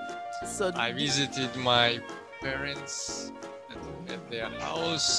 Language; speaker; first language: English; non-native, fluent; Russian